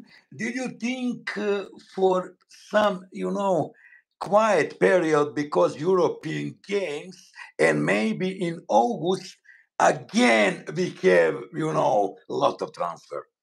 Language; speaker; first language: English; non-native, learner; Bosnian